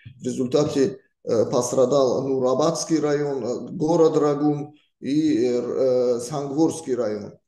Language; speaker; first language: Russian; non-native, local second language; Tajik